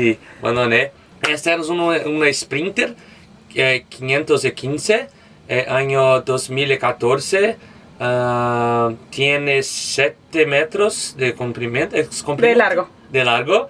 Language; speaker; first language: Spanish; non-native, learner; Portuguese